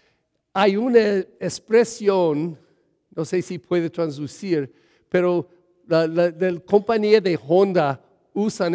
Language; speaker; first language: Spanish; early bilingual, heritage; English